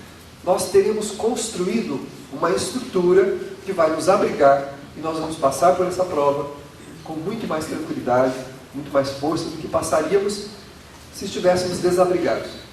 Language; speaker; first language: Portuguese; native; Portuguese